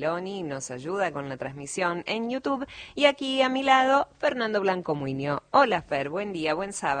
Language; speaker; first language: Spanish; native; Spanish